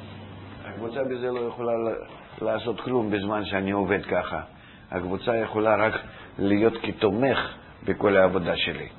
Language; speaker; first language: Hebrew; non-native, fluent; Russian